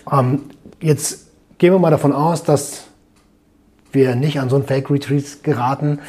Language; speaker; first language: German; native; German